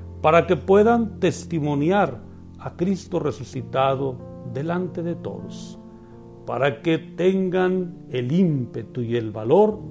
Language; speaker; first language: Spanish; native; Spanish